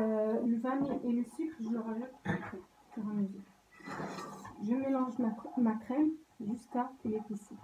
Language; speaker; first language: French; non-native, local second language; Arabic